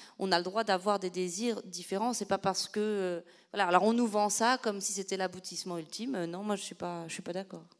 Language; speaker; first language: French; native; French